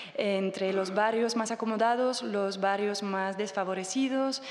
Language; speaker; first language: Spanish; non-native, fluent; French